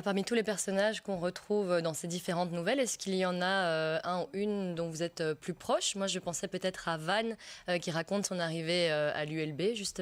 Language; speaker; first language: French; native; French